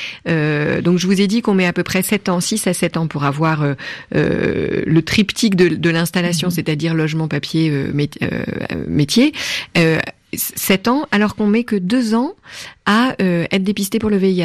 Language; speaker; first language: French; native; French